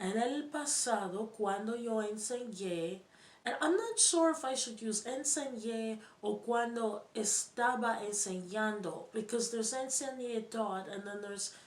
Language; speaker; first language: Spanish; non-native, learner; English